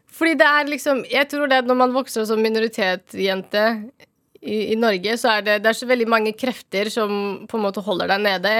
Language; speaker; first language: Norwegian; early bilingual, other home language; Somali